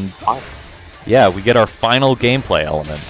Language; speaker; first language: English; native; English